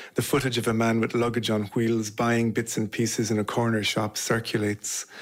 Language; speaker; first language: English; native; English